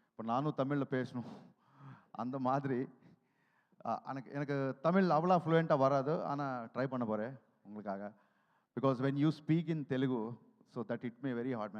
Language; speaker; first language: Tamil; non-native, learner; Telugu